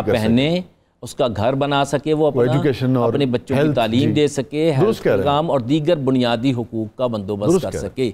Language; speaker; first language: Urdu; native; Urdu